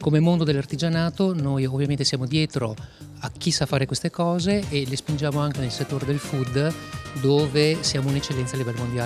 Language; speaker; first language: Italian; native; Italian